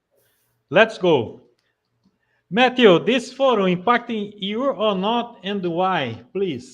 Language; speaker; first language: English; non-native, fluent; Portuguese